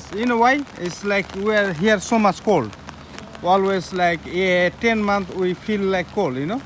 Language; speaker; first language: English; non-native, learner; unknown